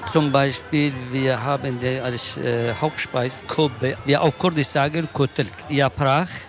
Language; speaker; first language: German; non-native, learner; Kurdish